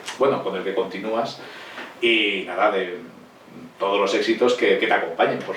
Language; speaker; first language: Spanish; native; Spanish